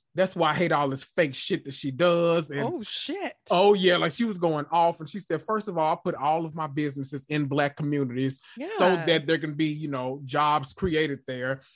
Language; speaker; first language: English; native; English